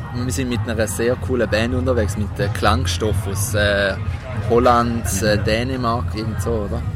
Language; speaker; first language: German; native; German